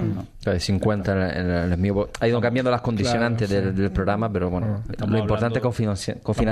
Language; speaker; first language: Spanish; native; Spanish